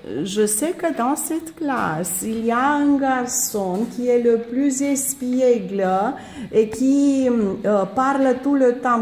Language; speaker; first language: French; non-native, fluent; Romanian